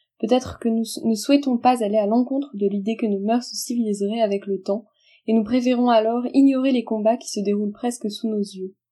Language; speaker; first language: French; native; French